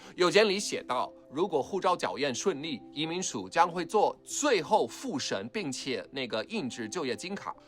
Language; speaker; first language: Chinese; non-native, fluent; English